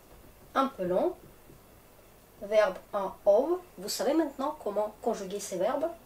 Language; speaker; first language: French; non-native, fluent; Russian